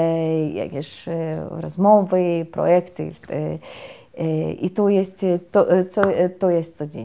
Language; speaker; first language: Polish; non-native, fluent; Russian